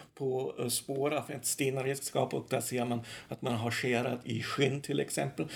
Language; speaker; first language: Swedish; non-native, fluent; German